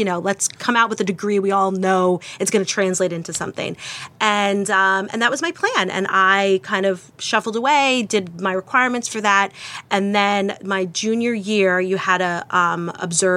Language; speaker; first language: English; native; English